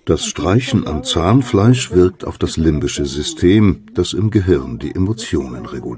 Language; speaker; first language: German; native; German